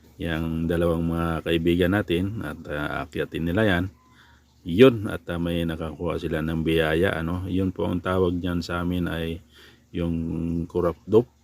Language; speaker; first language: Filipino; non-native, local second language; Cebuano